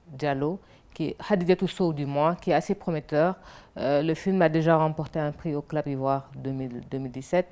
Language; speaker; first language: French; non-native, local second language; Wolof